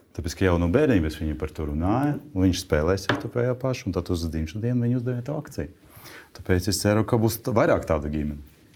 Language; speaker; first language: Latvian; non-native, local second language; Russian